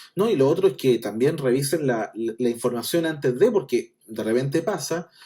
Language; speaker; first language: Spanish; native; Spanish